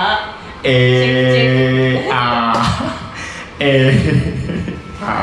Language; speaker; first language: Japanese; non-native, learner; Indonesian